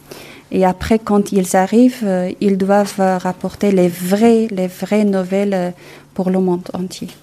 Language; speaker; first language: French; non-native, fluent; Persian